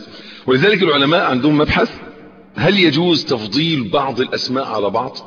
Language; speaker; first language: Arabic; native; Arabic